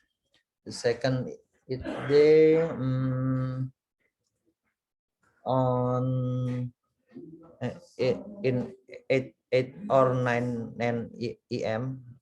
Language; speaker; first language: English; non-native, learner; Indonesian